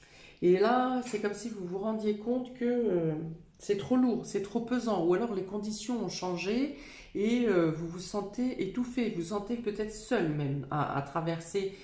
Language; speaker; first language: French; native; French